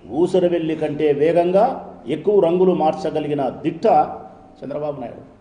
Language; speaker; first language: Telugu; native; Telugu